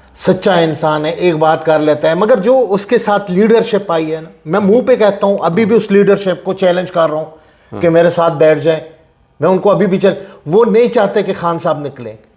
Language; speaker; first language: Urdu; non-native, local second language; Punjabi